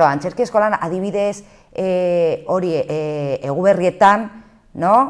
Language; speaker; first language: Basque; non-native, local second language; Spanish